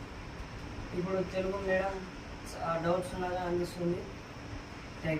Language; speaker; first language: Telugu; non-native, local second language; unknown